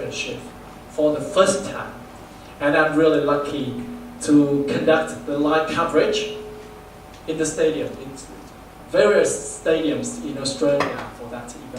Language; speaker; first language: English; non-native, fluent; Vietnamese